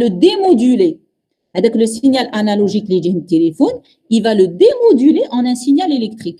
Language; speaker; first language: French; non-native, local second language; Arabic